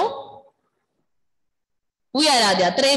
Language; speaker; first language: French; non-native, fluent; Malayalam